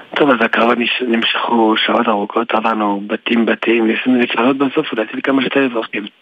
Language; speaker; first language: Hebrew; early bilingual, other home language; French